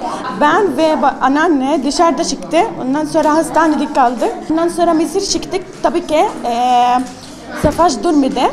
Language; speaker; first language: Turkish; non-native, learner; Arabic